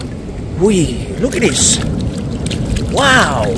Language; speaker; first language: English; non-native, learner; Indonesian